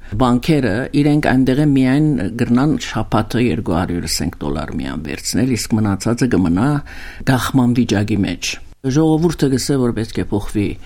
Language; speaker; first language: Armenian; early bilingual, heritage; Armenian